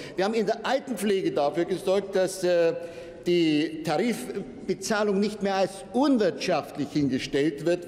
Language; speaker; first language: German; native; German